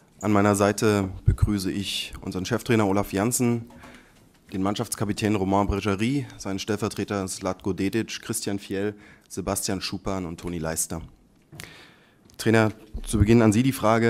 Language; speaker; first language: German; native; German